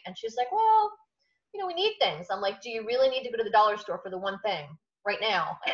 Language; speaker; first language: English; native; English